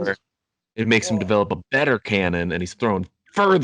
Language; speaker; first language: English; native; English